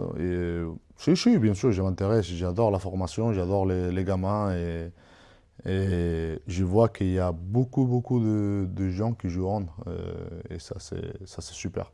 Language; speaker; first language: French; non-native, fluent; Spanish